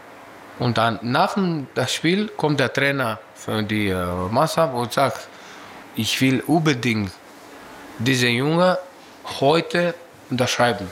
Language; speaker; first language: German; non-native, learner; Greek